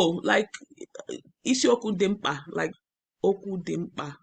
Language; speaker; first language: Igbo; non-native, learner; English